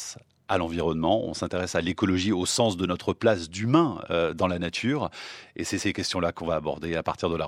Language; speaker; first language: French; native; French